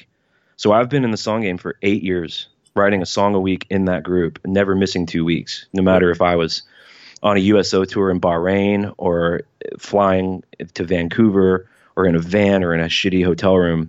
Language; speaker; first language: English; native; English